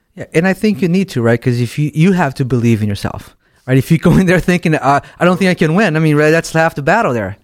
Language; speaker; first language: English; non-native, fluent; Portuguese